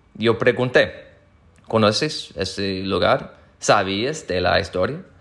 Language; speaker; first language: Spanish; non-native, fluent; English